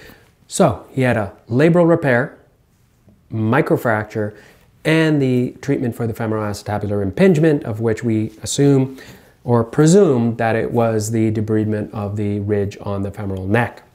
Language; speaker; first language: English; native; English